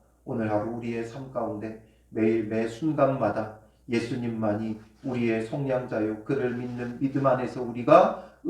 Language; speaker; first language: Korean; native; Korean